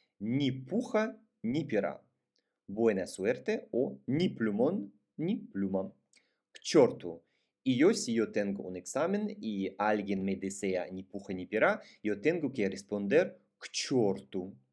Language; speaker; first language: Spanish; non-native, fluent; Russian